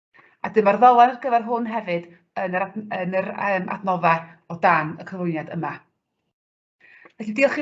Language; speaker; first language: Welsh; native; Welsh